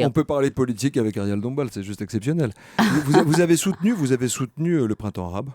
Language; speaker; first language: French; early bilingual, other home language; Greek